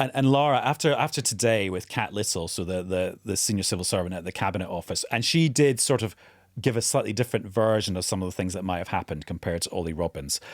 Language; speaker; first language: English; native; English